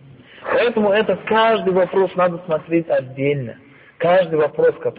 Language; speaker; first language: Russian; non-native, fluent; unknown